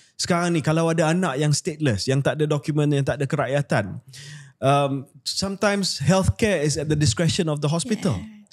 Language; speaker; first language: Malay; native; Malay